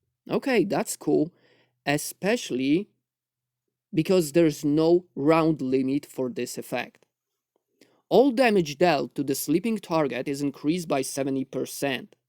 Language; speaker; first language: English; non-native, fluent; Polish